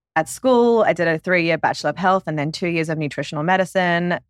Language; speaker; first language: English; native; English